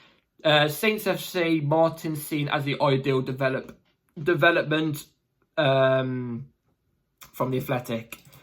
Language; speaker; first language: English; native; English